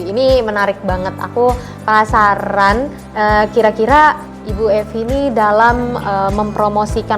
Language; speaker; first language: Indonesian; native; Indonesian